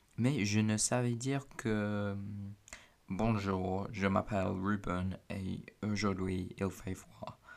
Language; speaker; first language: French; non-native, fluent; English